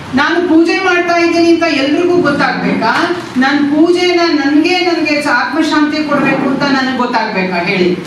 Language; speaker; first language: Kannada; non-native, local second language; Tamil